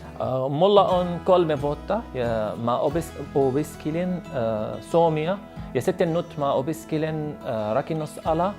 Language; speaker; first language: Finnish; non-native, learner; Arabic